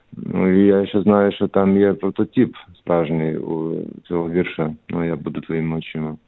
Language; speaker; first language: Ukrainian; non-native, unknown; Lithuanian